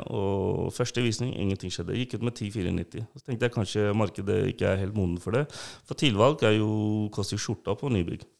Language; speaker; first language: Norwegian; non-native, local second language; Urdu